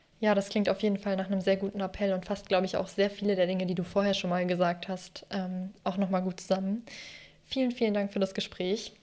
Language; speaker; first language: German; native; German